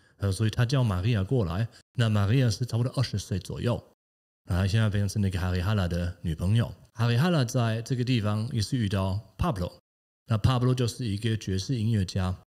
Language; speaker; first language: Chinese; non-native, fluent; German